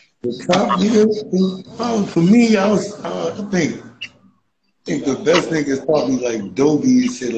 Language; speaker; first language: English; native; English